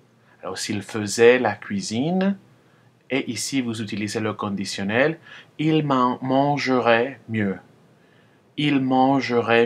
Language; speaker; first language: French; non-native, fluent; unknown